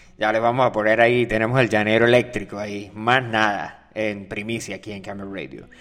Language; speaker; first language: Spanish; native; Spanish